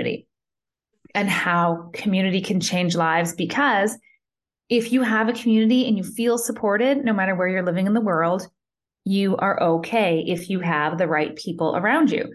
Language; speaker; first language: English; native; English